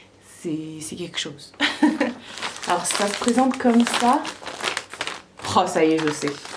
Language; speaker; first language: French; native; French